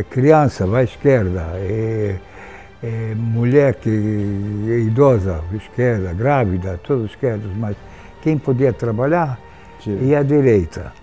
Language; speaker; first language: Portuguese; non-native, fluent; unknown